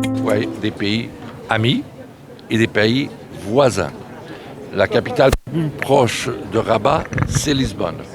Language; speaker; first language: French; non-native, fluent; Portuguese